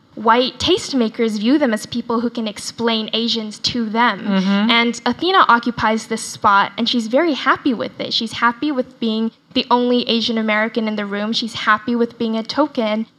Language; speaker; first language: English; early bilingual, other home language; Chinese